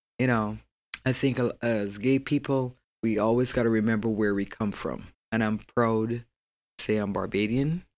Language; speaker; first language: English; native; English